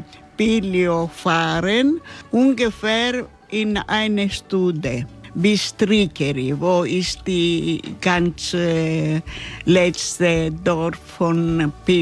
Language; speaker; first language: German; non-native, learner; Greek